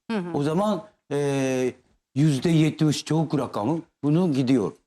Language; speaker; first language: Turkish; non-native, learner; Japanese